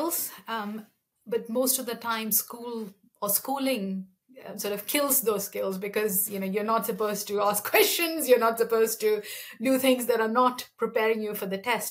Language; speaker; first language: English; non-native, local second language; Malayalam